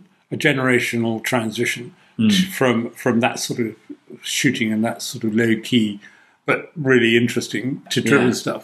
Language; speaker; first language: English; native; English